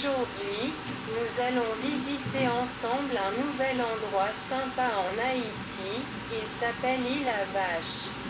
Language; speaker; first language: French; non-native, local second language; Haitian Creole